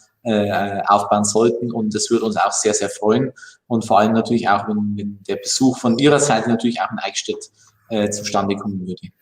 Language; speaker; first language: German; native; German